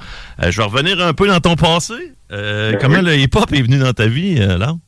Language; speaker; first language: French; native; French